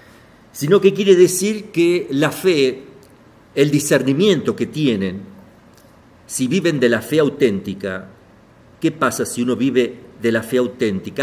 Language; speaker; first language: Spanish; native; Spanish